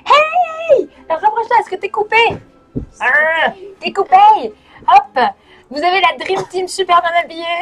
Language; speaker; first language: French; native; French